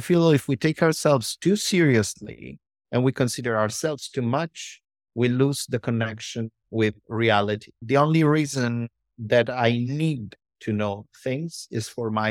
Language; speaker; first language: English; non-native, fluent; Italian